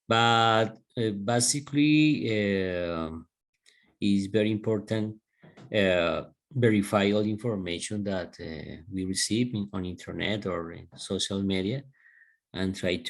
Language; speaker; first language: English; non-native, learner; Spanish